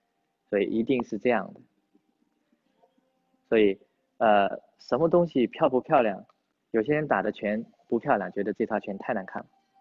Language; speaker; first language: Chinese; native; Chinese